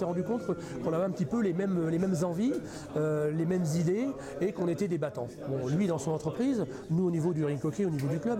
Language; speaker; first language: French; native; French